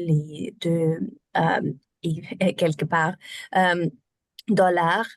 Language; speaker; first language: French; non-native, learner; German